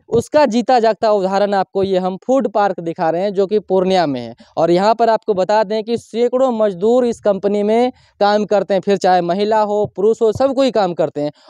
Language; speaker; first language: Hindi; native; Hindi